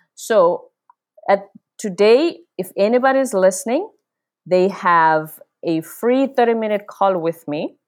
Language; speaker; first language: English; non-native, local second language; Zulu